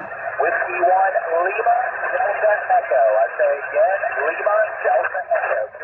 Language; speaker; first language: English; native; English